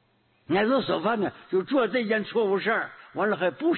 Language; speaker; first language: Chinese; native; Chinese